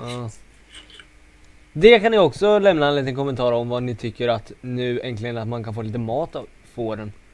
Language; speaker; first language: Swedish; native; Swedish